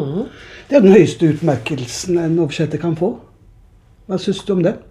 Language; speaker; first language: Norwegian; native; Norwegian